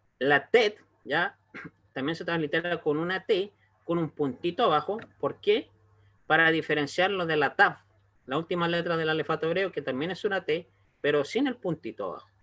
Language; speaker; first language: Spanish; native; Spanish